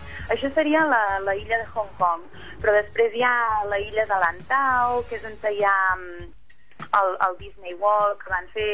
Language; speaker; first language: Catalan; native; Catalan